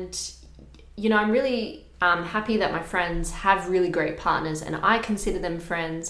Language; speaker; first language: English; native; English